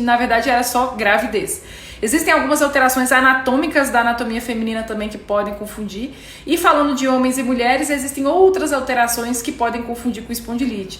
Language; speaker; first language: Portuguese; native; Portuguese